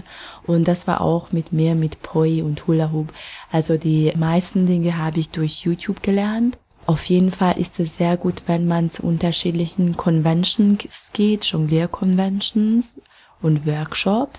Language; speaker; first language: German; non-native, fluent; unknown